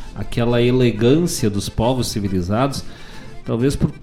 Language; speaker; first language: Portuguese; native; Portuguese